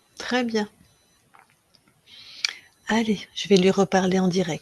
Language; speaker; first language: French; native; French